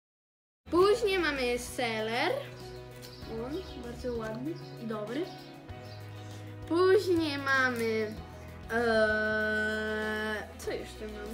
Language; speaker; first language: Polish; early bilingual, heritage; Polish